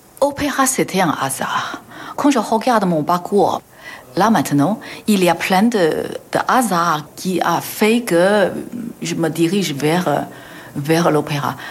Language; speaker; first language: French; non-native, fluent; Chinese